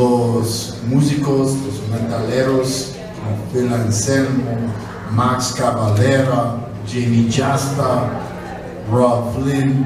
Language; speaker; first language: Spanish; non-native, fluent; English